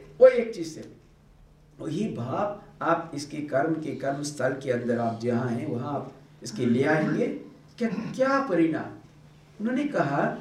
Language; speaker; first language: Hindi; non-native, local second language; Bangla